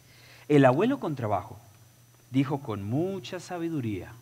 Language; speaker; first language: Spanish; native; Spanish